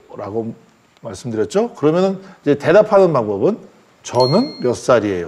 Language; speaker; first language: Korean; native; Korean